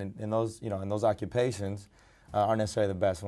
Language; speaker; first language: English; early bilingual, other home language; Spanish